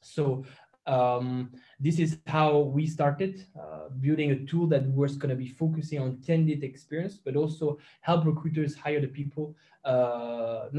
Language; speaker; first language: English; non-native, fluent; French